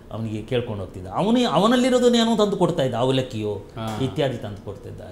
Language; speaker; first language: Kannada; non-native, local second language; Kodava